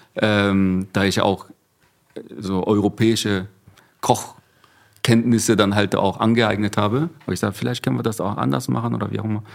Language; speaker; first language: German; early bilingual, other home language; Korean